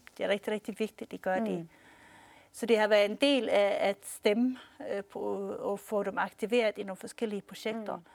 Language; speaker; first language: Danish; early bilingual, heritage; Swedish